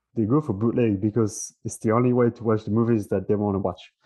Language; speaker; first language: English; non-native, fluent; French